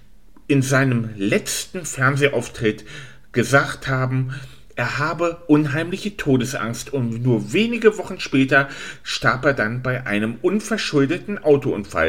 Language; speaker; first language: German; native; German